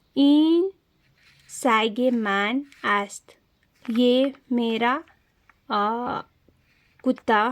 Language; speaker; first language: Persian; non-native, learner; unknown